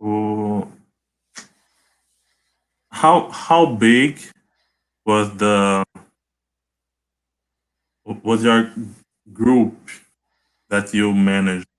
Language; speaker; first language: English; non-native, learner; Portuguese